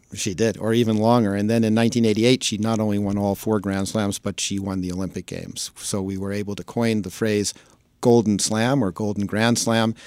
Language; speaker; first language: English; native; English